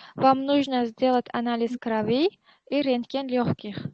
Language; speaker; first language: Russian; non-native, learner; Uzbek